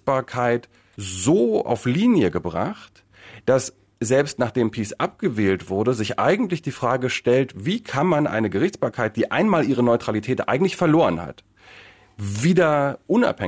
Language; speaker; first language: German; native; German